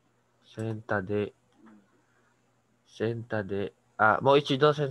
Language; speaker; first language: Japanese; non-native, learner; Filipino